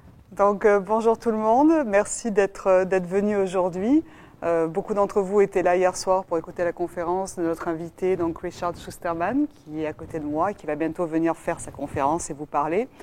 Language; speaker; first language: French; native; French